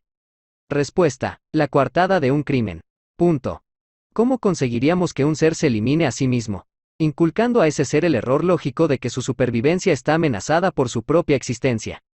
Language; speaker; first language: Spanish; native; Spanish